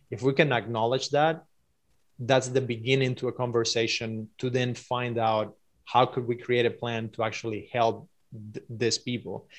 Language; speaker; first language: English; non-native, fluent; Spanish